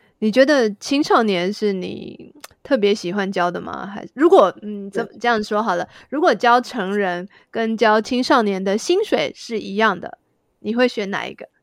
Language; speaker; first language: Chinese; native; Chinese